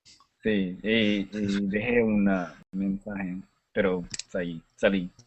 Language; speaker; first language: Spanish; non-native, learner; English